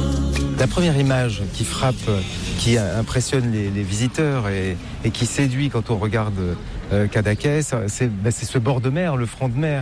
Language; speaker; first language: French; native; French